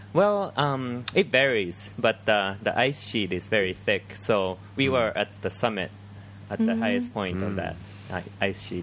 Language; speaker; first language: English; early bilingual, other home language; Japanese